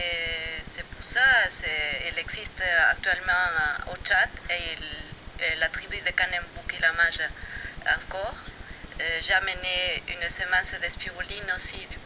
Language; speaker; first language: French; non-native, fluent; Spanish